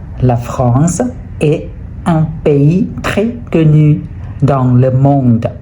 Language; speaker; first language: French; non-native, fluent; Thai